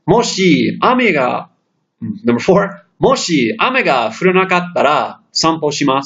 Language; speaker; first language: Japanese; non-native, fluent; English